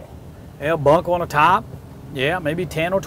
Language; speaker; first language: English; non-native, fluent; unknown